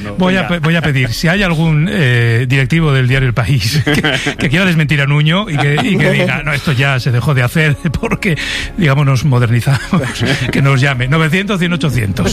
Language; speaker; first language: Spanish; native; Spanish